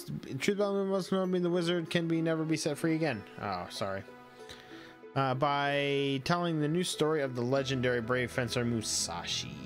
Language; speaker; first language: English; native; English